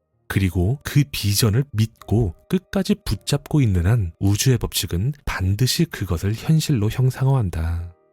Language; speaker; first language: Korean; native; Korean